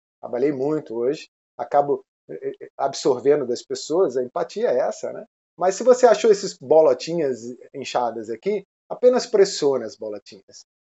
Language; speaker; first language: Portuguese; non-native, fluent; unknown